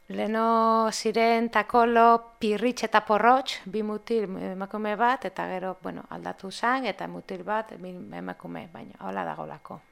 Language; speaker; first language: Basque; non-native, local second language; Spanish